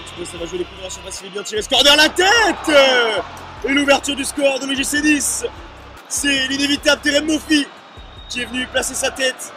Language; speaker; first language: French; native; French